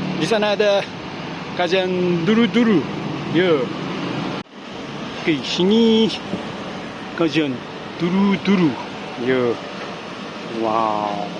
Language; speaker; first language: Malay; non-native, learner; Japanese